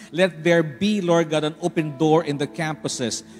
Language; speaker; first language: English; non-native, local second language; Filipino